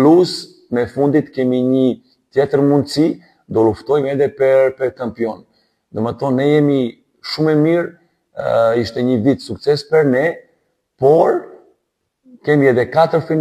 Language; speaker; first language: Albanian; non-native, learner; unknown